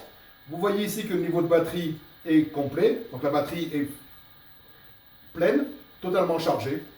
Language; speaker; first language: French; native; French